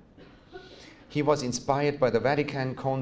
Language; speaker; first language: English; non-native, fluent; German